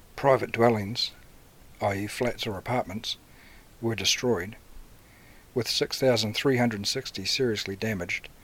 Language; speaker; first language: English; native; English